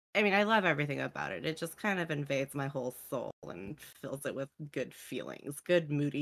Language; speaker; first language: English; native; English